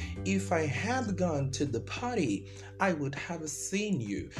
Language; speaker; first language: English; non-native, fluent; Portuguese